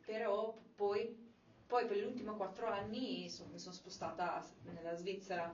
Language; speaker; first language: Italian; non-native, fluent; English